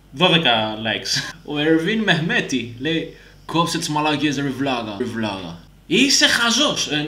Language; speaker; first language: Greek; early bilingual, other home language; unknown